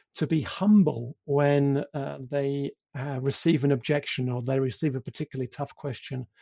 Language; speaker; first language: English; native; English